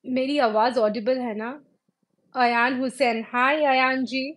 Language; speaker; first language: Hindi; non-native, local second language; Bangla